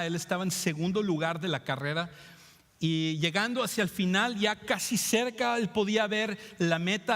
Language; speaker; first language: Spanish; native; Spanish